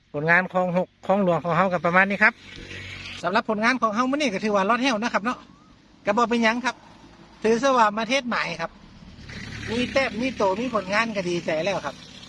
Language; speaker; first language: Thai; non-native, local second language; Northeastern Thai